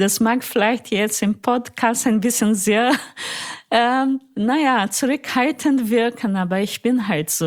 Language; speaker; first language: German; non-native, fluent; Portuguese